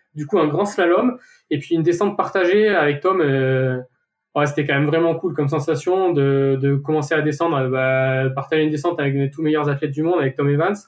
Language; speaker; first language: French; native; French